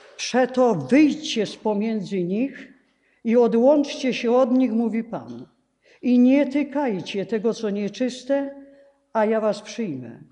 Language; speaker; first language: Polish; native; Polish